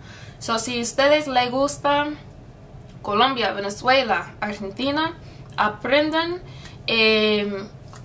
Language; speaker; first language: Spanish; non-native, fluent; English